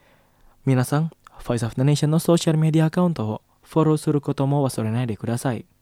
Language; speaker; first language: Japanese; non-native, fluent; Indonesian